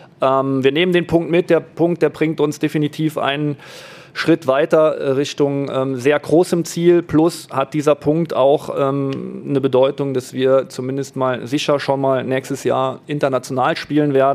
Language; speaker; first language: German; native; German